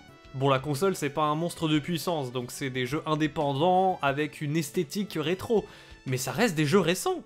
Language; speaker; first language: French; native; French